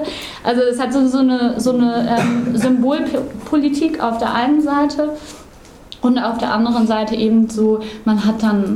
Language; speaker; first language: German; native; German